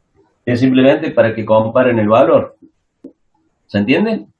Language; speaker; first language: Spanish; native; Spanish